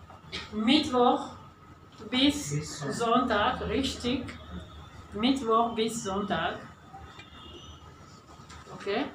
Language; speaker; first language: German; non-native, fluent; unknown